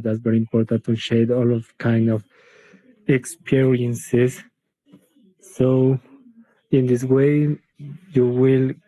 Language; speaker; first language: English; non-native, learner; Spanish